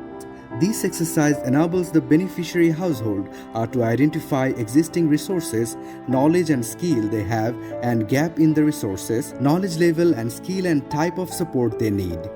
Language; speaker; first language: English; non-native, local second language; Bangla